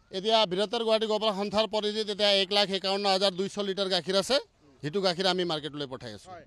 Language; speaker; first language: Assamese; non-native, local second language; Nepali